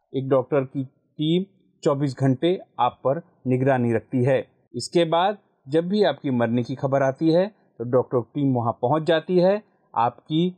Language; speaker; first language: Hindi; non-native, local second language; Gujarati